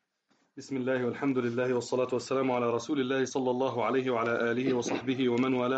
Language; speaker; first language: Arabic; native; Arabic